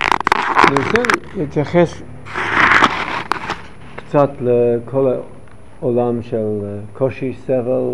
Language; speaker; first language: Hebrew; non-native, fluent; English